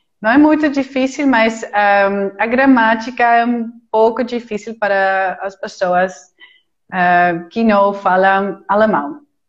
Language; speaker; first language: Portuguese; non-native, fluent; Dutch